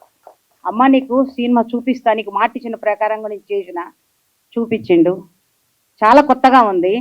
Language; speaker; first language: Telugu; native; Telugu